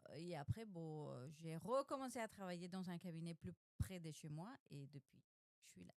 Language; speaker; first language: French; non-native, fluent; Spanish